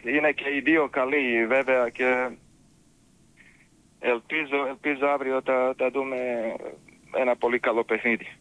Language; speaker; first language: Greek; non-native, fluent; Serbian